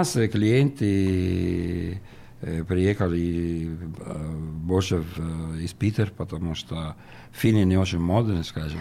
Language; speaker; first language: Russian; non-native, learner; Italian